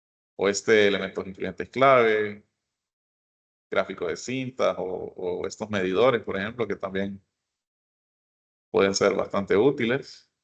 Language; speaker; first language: Spanish; native; Spanish